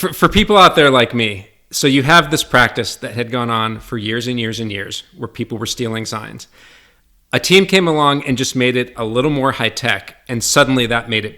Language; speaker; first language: English; native; English